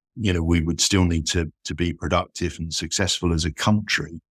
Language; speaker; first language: English; native; English